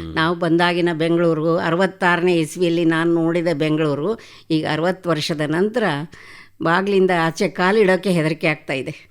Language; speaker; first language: Kannada; native; Kannada